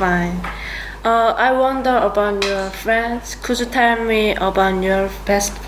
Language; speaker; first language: English; non-native, learner; Korean